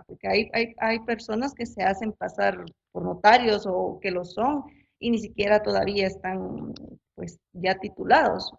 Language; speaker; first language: Spanish; native; Spanish